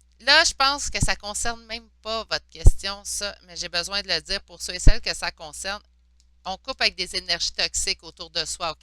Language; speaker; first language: French; native; French